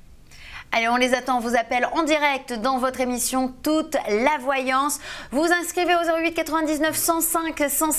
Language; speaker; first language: French; native; French